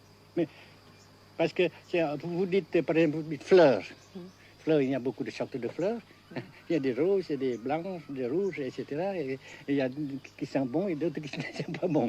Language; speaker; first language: French; non-native, local second language; Vietnamese